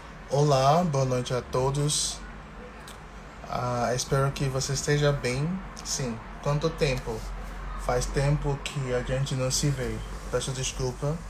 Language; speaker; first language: Portuguese; non-native, fluent; English